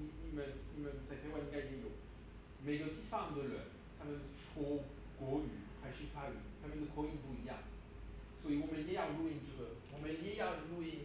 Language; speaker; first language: Chinese; non-native, learner; French